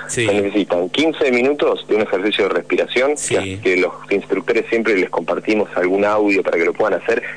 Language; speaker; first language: Spanish; native; Spanish